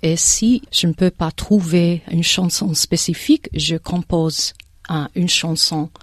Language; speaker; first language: French; non-native, fluent; English